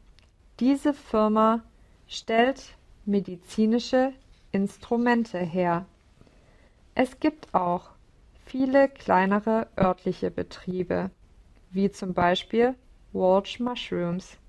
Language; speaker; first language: German; non-native, learner; English